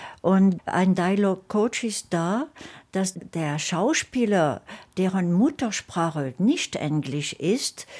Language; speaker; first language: German; non-native, fluent; French